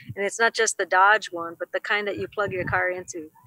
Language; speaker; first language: English; native; English